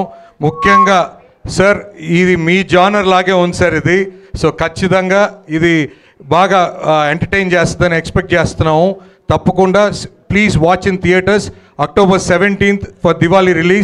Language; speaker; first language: Telugu; native; Telugu